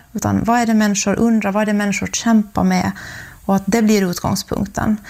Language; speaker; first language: Swedish; native; Swedish